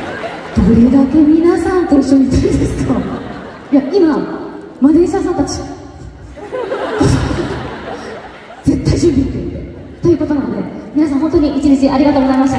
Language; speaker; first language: Japanese; native; Japanese